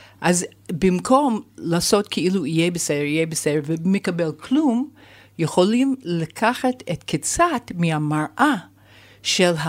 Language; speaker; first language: Hebrew; non-native, fluent; English